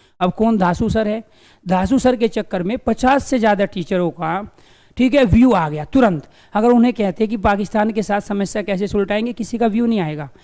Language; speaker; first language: Hindi; native; Hindi